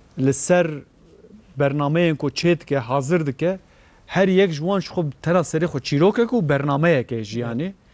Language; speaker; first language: Kurdish; native; Kurdish